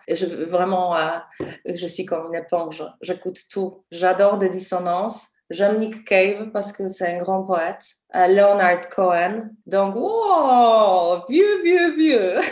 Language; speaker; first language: French; non-native, fluent; Polish